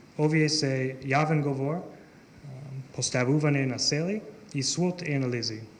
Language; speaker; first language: Macedonian; non-native, learner; English